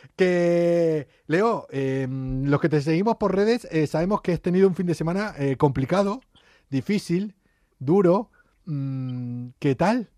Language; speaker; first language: Spanish; native; Spanish